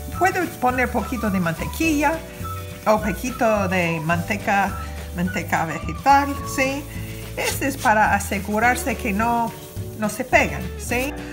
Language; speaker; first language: Spanish; non-native, fluent; English